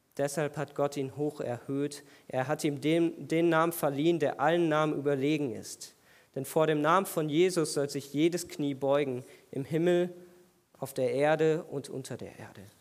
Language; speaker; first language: German; native; German